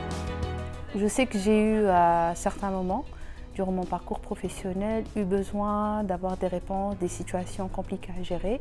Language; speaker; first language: French; native; French